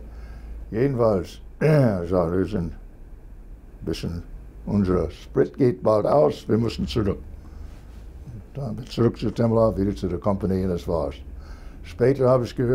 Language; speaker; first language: German; non-native, learner; English